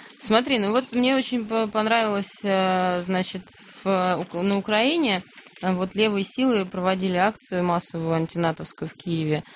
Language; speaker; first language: Russian; native; Russian